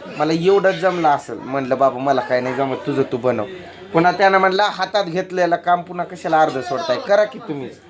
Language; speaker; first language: Marathi; native; Marathi